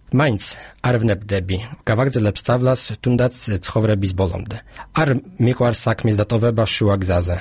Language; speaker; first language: Georgian; non-native, fluent; Polish